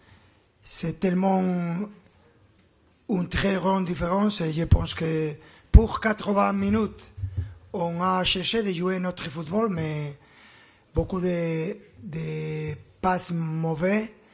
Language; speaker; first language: French; non-native, fluent; Spanish